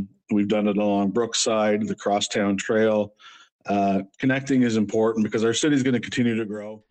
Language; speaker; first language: English; native; English